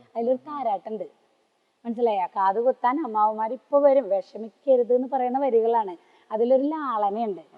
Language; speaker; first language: Malayalam; native; Malayalam